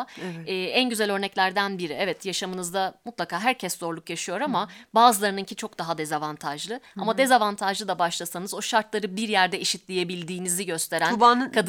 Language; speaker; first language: Turkish; native; Turkish